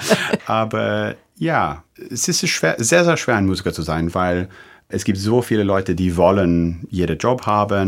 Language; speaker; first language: German; non-native, fluent; English